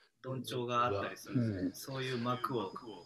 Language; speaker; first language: Japanese; native; Japanese